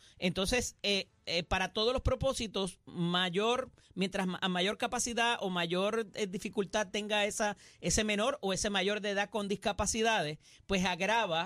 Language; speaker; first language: Spanish; native; Spanish